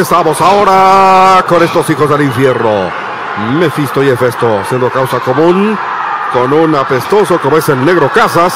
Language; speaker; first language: Spanish; native; Spanish